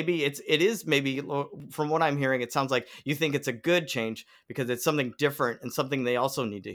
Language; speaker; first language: English; native; English